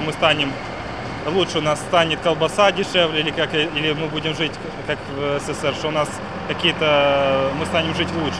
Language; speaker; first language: Russian; native; Russian